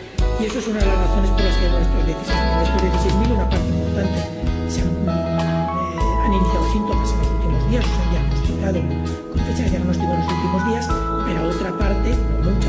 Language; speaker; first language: Spanish; native; Spanish